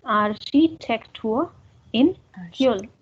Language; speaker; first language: German; non-native, learner; Hindi